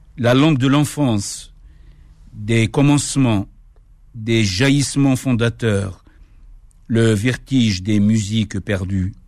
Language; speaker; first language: French; non-native, local second language; Kabyle